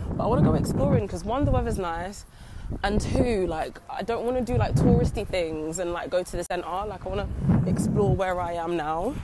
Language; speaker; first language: English; native; English